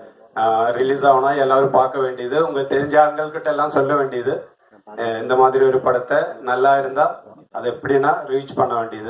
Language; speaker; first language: Tamil; non-native, learner; Malayalam